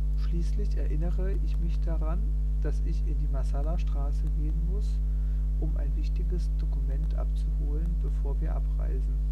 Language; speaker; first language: German; non-native, fluent; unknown